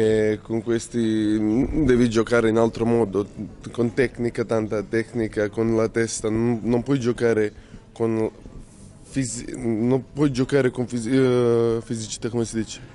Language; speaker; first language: Italian; non-native, learner; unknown